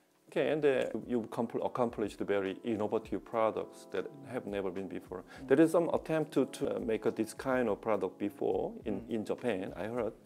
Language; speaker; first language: English; non-native, learner; Korean